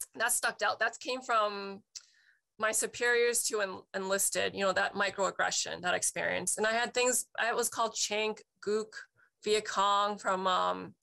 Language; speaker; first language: English; native; English